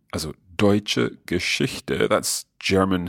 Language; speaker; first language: German; non-native, learner; English